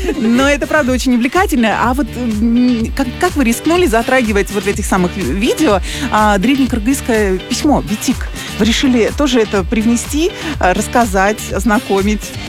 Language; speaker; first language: Russian; native; Russian